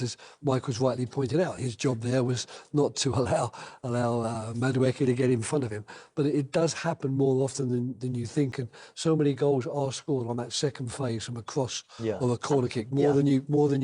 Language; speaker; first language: English; native; English